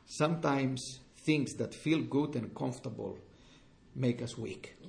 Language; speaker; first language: English; non-native, fluent; Greek